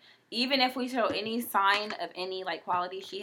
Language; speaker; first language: English; non-native, fluent; Haitian Creole